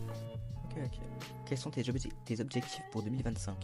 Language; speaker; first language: French; native; French